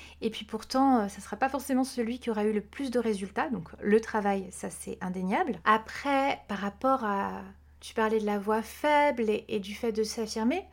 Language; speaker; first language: French; native; French